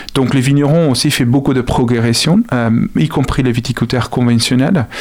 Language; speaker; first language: French; non-native, fluent; Afrikaans